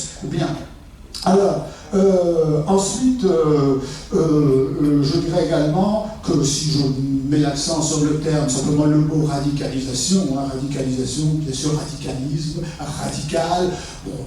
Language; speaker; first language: French; native; French